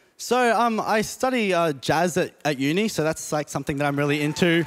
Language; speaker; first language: English; native; English